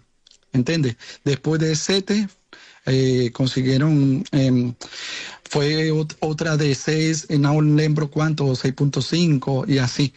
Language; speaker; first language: Portuguese; non-native, learner; Spanish